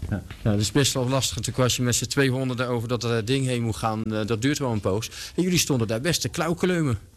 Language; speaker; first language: Dutch; native; Dutch